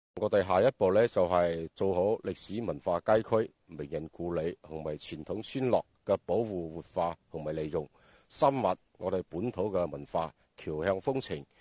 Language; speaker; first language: Cantonese; native; Cantonese